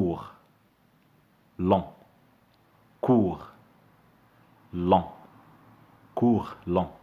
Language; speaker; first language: French; non-native, fluent; Arabic